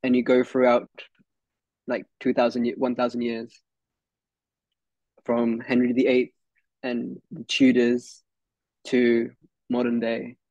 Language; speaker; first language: English; early bilingual, other home language; Hindi